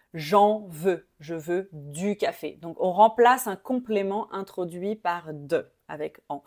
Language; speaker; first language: French; native; French